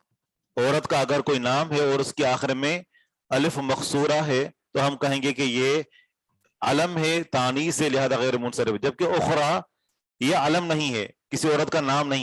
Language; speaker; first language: Urdu; native; Urdu